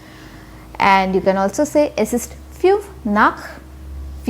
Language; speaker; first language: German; non-native, fluent; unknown